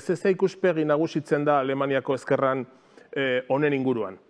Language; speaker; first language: Basque; native; Basque